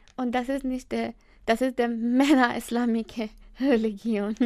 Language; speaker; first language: German; non-native, learner; Persian